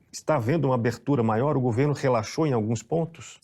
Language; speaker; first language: Portuguese; native; Portuguese